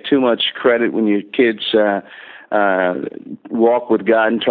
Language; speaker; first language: English; native; English